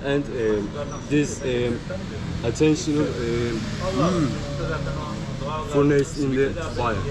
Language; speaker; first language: English; non-native, learner; Turkish